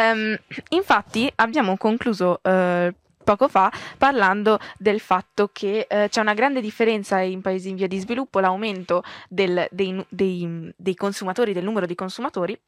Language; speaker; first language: Italian; native; Italian